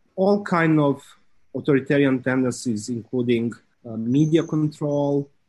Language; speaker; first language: English; non-native, fluent; Serbian